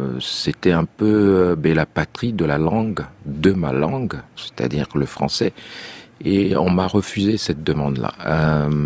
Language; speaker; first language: French; non-native, local second language; Arabic